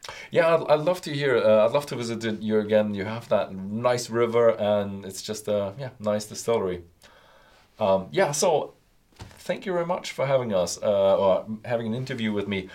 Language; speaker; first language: English; non-native, fluent; German